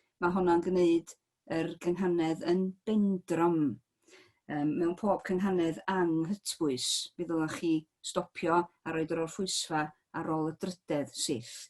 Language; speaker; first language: Welsh; native; Welsh